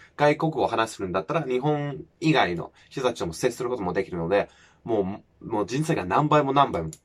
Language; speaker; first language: Japanese; non-native, fluent; English